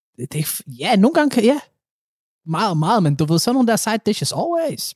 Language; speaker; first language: Danish; early bilingual, other home language; Somali